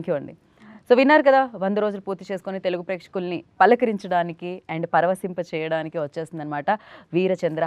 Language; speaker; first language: Telugu; native; Telugu